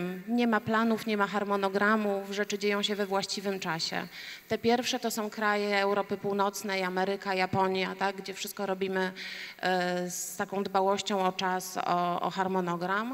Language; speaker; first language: Polish; native; Polish